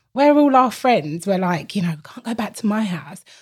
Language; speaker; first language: English; native; English